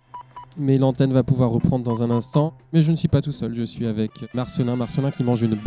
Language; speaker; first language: French; native; French